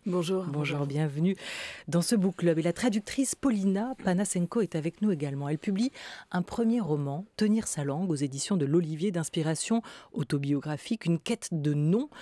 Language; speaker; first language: French; native; French